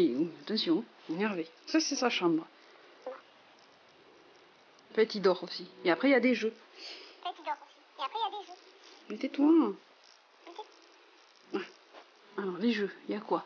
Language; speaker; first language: French; native; French